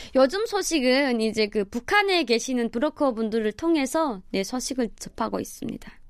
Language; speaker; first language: Korean; native; Korean